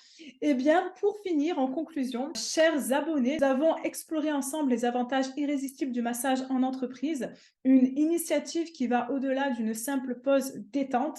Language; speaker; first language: French; native; French